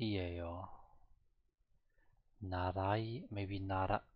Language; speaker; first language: Korean; non-native, learner; German